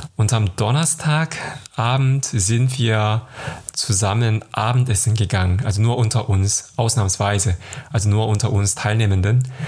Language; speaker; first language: German; non-native, fluent; Korean